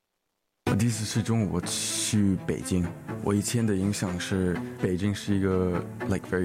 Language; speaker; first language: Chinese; early bilingual, heritage; English